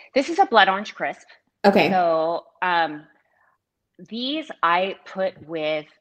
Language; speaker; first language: English; native; English